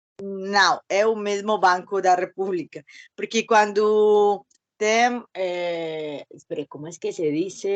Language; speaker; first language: Portuguese; non-native, learner; Spanish